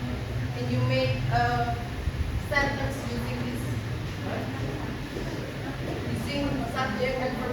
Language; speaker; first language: English; non-native, fluent; Indonesian